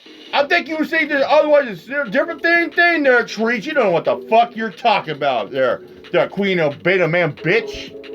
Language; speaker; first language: English; native; English